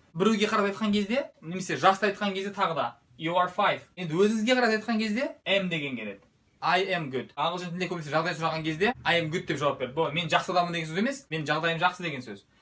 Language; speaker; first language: Kazakh; native; Kazakh